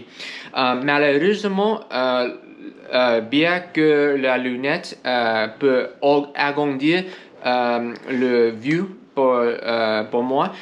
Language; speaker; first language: French; non-native, learner; English